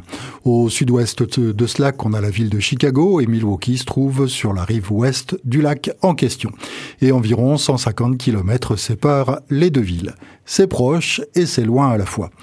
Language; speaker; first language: French; native; French